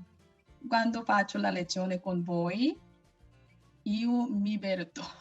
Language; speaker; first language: Italian; non-native, learner; Korean